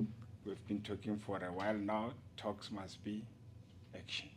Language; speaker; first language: English; non-native, local second language; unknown